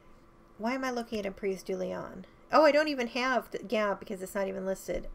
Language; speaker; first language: English; native; English